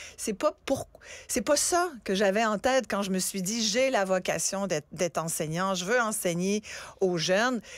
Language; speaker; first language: French; early bilingual, other home language; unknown